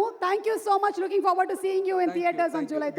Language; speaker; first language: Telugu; native; Telugu